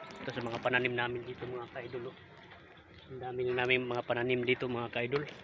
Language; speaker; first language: Filipino; non-native, local second language; Cebuano